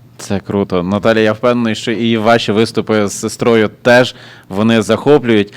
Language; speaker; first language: Ukrainian; native; Ukrainian